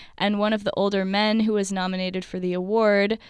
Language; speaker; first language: English; native; English